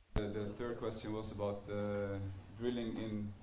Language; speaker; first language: English; non-native, fluent; Norwegian